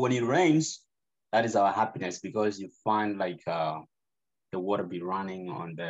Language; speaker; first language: English; non-native, local second language; Gusii